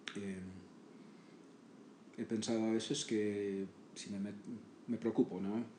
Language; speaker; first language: Spanish; native; Spanish